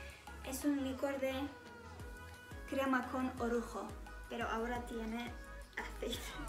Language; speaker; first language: Spanish; non-native, fluent; Turkish